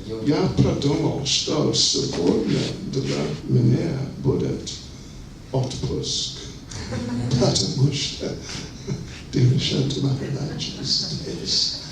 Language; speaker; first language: Russian; non-native, learner; English